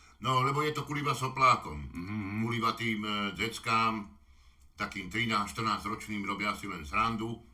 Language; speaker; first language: Slovak; native; Slovak